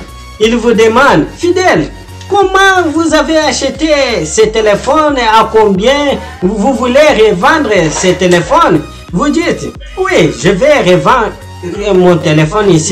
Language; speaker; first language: French; non-native, learner; Portuguese